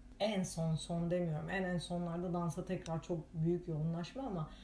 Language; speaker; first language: Turkish; non-native, fluent; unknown